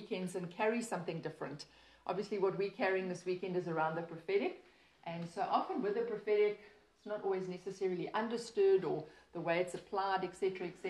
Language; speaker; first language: English; native; English